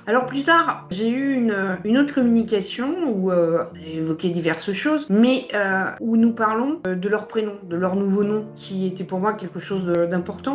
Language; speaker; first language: French; native; French